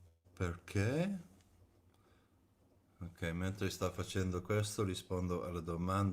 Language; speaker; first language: Italian; non-native, fluent; English